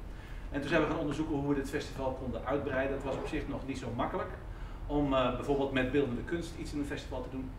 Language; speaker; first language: Dutch; native; Dutch